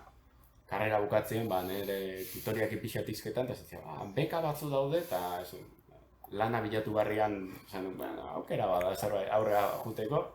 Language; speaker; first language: Basque; native; Basque